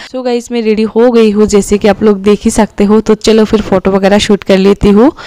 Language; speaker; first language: Hindi; non-native, local second language; Assamese